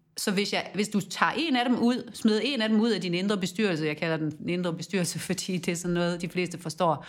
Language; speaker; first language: Danish; native; Danish